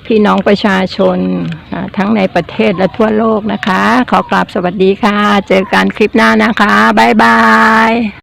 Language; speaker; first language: Thai; native; Thai